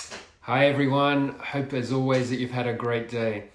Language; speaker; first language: English; native; English